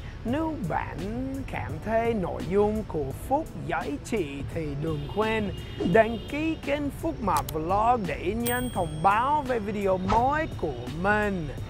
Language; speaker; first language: Vietnamese; early bilingual, heritage; English